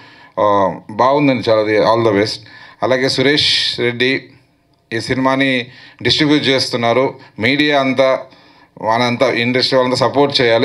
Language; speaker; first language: Telugu; native; Telugu